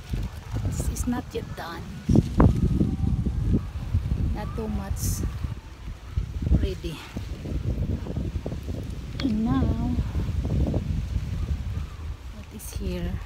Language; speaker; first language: English; non-native, learner; Filipino